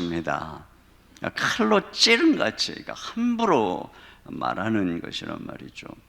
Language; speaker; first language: Korean; native; Korean